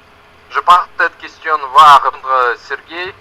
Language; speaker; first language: French; non-native, learner; Russian